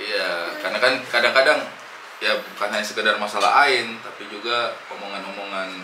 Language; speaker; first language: Indonesian; native; Indonesian